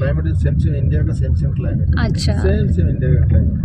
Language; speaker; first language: Hindi; non-native, learner; Bangla